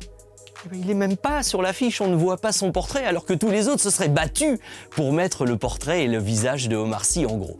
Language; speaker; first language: French; native; French